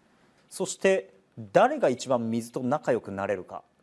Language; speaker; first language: Japanese; native; Japanese